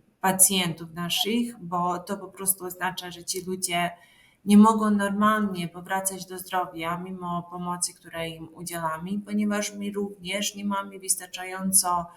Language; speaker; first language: Polish; non-native, fluent; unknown